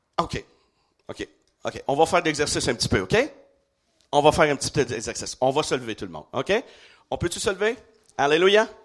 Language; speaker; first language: French; native; French